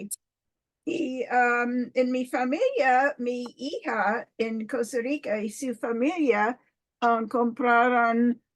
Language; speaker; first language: Spanish; non-native, learner; English